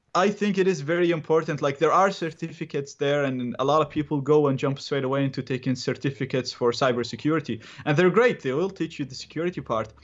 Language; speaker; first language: English; non-native, fluent; Arabic